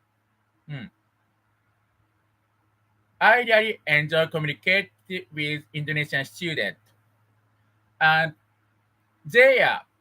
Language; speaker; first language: English; non-native, learner; Japanese